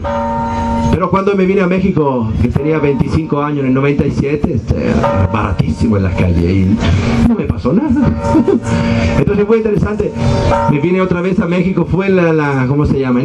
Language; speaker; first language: Spanish; non-native, fluent; Italian